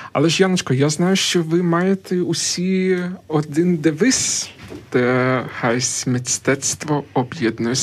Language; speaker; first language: Ukrainian; non-native, local second language; Russian